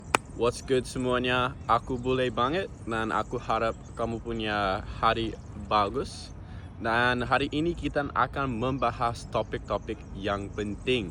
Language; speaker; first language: Indonesian; non-native, fluent; English